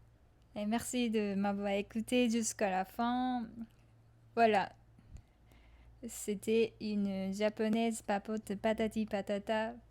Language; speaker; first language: French; non-native, fluent; Japanese